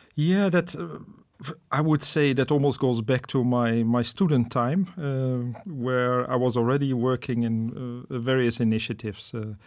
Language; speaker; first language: English; non-native, fluent; Dutch